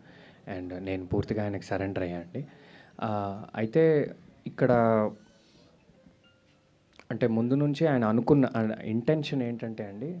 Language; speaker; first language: Telugu; native; Telugu